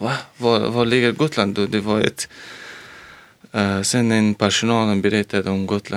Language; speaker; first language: Swedish; non-native, learner; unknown